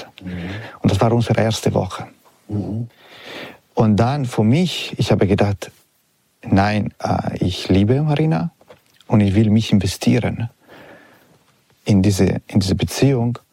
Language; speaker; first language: German; non-native, fluent; Italian